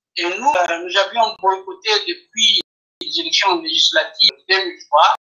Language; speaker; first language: French; non-native, local second language; Afar